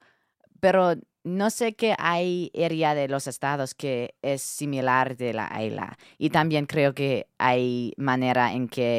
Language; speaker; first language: Spanish; non-native, learner; English